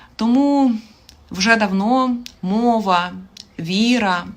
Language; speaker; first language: Ukrainian; native; Ukrainian